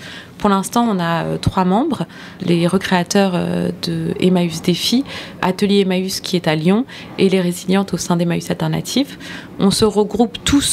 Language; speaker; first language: French; native; French